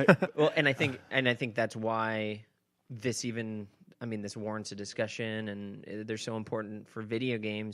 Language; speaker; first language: English; native; English